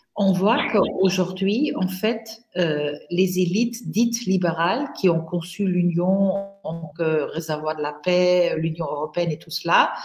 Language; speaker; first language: French; non-native, fluent; German